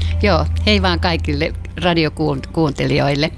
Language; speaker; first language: Finnish; native; Finnish